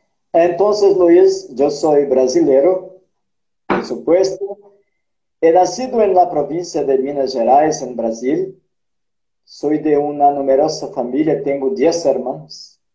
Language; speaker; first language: Spanish; non-native, fluent; Portuguese